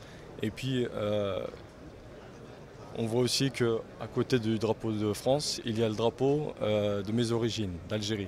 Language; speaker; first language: French; early bilingual, other home language; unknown